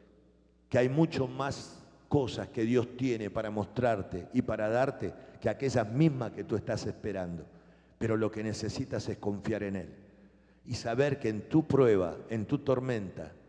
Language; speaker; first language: Spanish; native; Spanish